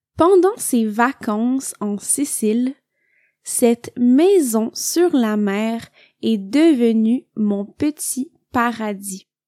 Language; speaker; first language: French; native; French